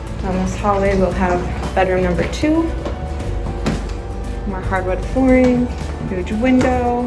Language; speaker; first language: English; native; English